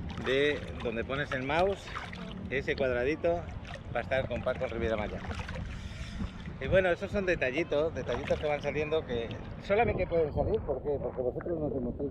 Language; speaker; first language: Spanish; native; Spanish